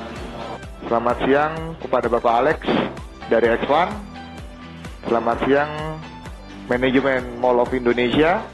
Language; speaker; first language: Malay; native; Malay